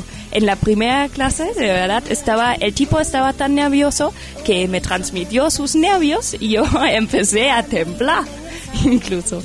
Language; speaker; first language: Spanish; non-native, fluent; German